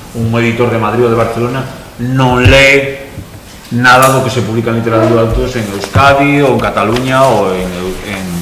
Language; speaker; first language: Galician; non-native, local second language; Spanish